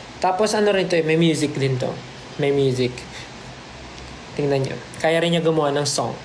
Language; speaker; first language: Filipino; native; Filipino